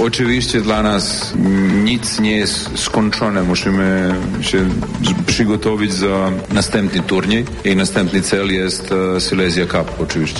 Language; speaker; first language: Polish; non-native, fluent; Serbian